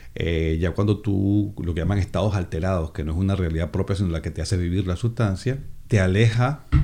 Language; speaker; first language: Spanish; native; Spanish